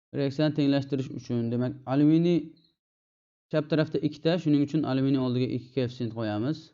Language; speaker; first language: Uzbek; native; Uzbek